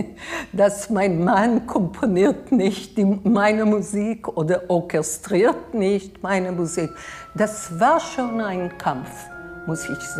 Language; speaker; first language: German; non-native, learner; Hebrew